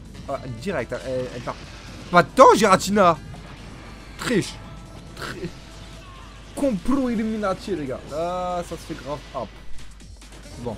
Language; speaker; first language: French; native; French